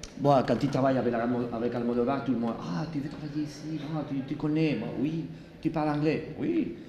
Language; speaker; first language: French; non-native, learner; Spanish